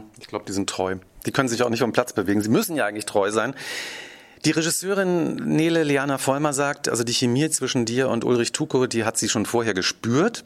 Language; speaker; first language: German; native; German